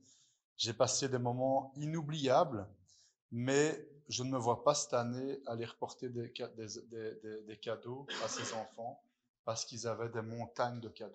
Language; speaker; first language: French; native; French